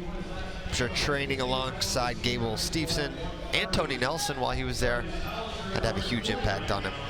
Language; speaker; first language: English; native; English